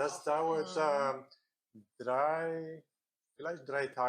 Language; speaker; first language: German; non-native, learner; Korean